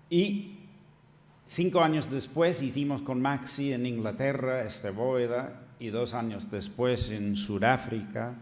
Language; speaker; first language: Spanish; non-native, fluent; English